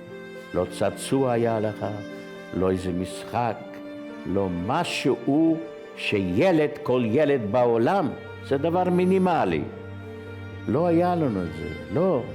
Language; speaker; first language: Hebrew; non-native, fluent; Yiddish